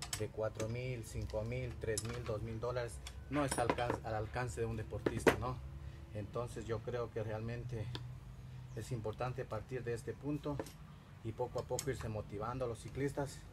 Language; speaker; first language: Spanish; native; Spanish